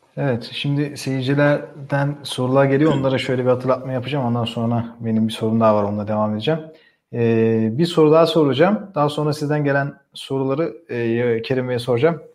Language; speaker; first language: Turkish; native; Turkish